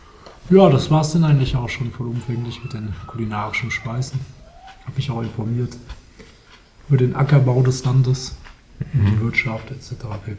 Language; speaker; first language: German; native; German